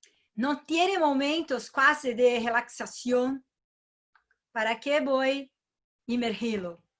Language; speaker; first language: Spanish; non-native, learner; Portuguese